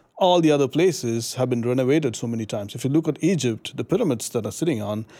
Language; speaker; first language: English; non-native, local second language; Tamil